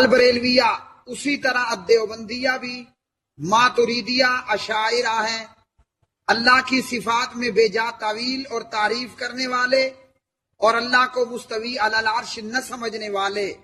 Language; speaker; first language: Urdu; native; Urdu